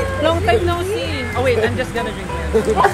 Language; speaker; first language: English; non-native, local second language; Filipino